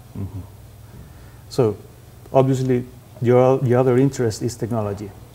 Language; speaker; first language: English; non-native, fluent; Spanish